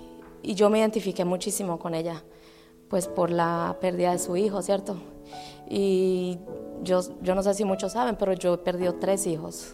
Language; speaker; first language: Spanish; native; Spanish